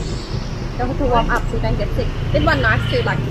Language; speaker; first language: English; non-native, learner; Thai